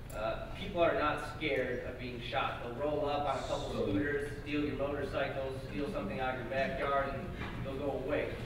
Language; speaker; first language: English; native; English